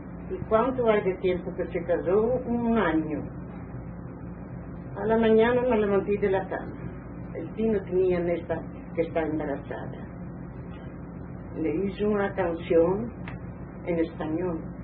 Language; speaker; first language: Spanish; native; Spanish